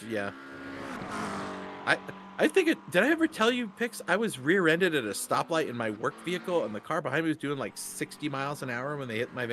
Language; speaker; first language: English; native; English